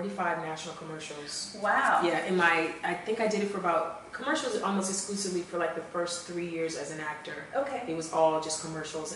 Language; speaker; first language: English; native; English